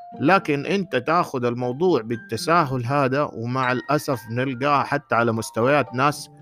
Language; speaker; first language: Arabic; native; Arabic